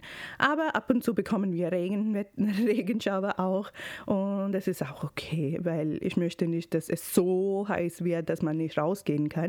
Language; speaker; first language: German; non-native, fluent; Urdu